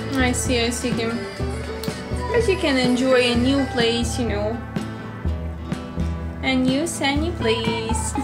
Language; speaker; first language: English; non-native, learner; Ukrainian